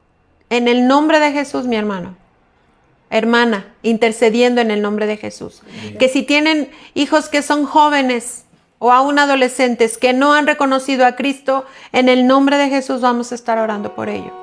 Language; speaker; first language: Spanish; native; Spanish